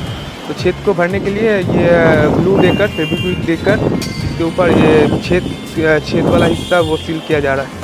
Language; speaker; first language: Hindi; non-native, local second language; Bangla